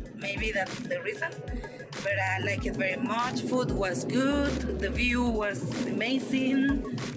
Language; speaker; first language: English; non-native, fluent; Spanish